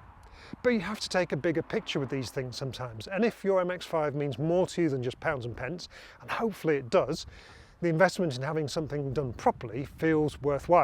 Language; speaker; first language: English; native; English